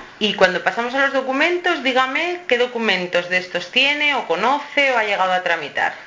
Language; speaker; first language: Spanish; native; Spanish